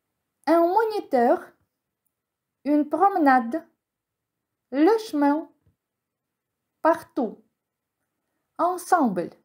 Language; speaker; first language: French; non-native, fluent; Ukrainian